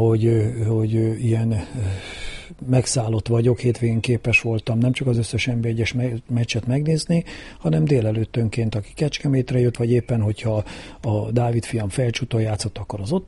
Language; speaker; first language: Hungarian; native; Hungarian